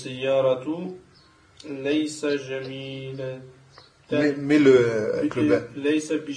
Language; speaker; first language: Arabic; non-native, learner; French